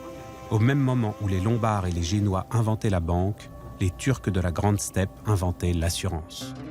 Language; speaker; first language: French; native; French